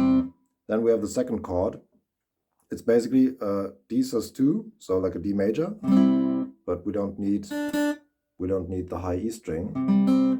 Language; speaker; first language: English; non-native, fluent; German